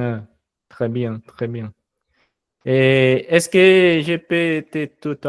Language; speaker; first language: French; non-native, fluent; Portuguese